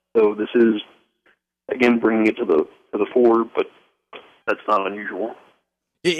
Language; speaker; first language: English; native; English